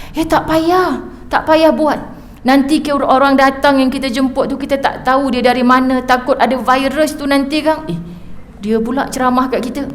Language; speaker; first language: Malay; native; Malay